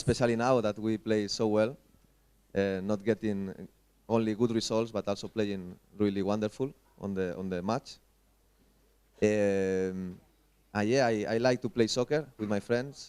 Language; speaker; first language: English; non-native, fluent; Spanish